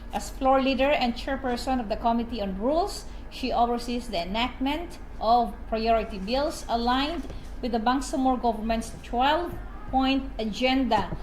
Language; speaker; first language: English; non-native, local second language; Maguindanaon